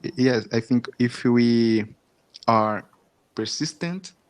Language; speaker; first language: English; non-native, fluent; Portuguese